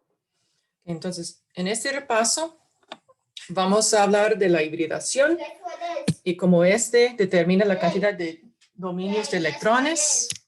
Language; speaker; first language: Spanish; early bilingual, heritage; English